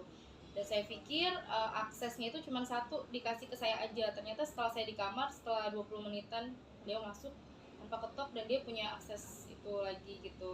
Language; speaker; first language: Indonesian; native; Indonesian